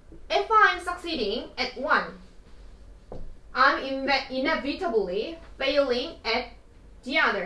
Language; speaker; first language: English; non-native, fluent; Korean